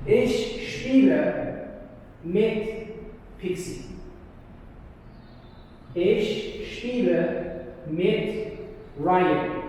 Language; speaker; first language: German; non-native, learner; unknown